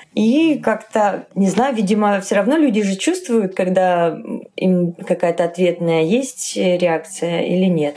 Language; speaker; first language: Russian; native; Russian